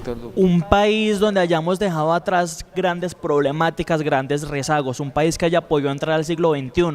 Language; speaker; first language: Spanish; native; Spanish